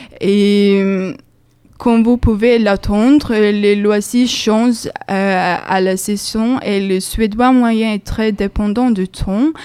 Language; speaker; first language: French; non-native, learner; Swedish